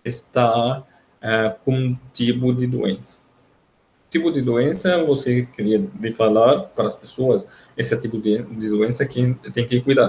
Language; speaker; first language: Portuguese; non-native, learner; Arabic